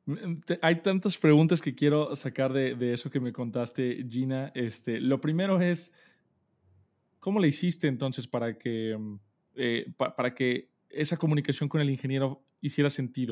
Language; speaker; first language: Spanish; native; Spanish